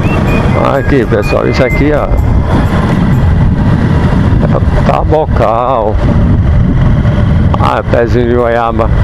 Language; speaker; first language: Portuguese; native; Portuguese